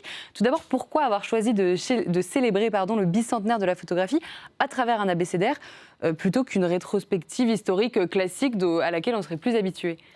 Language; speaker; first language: French; native; French